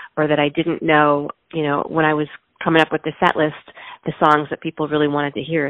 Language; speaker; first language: English; native; English